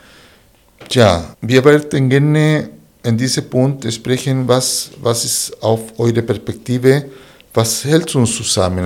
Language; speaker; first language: German; non-native, fluent; Spanish